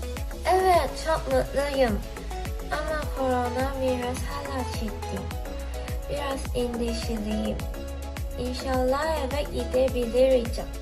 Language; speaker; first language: Turkish; non-native, learner; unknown